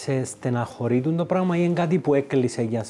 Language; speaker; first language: Greek; native; Greek